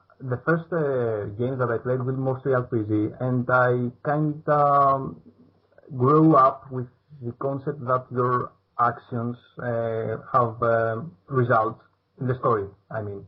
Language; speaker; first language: English; non-native, fluent; Greek